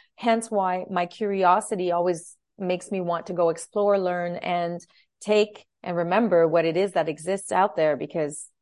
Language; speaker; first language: English; native; English